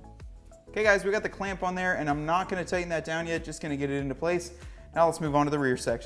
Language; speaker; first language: English; native; English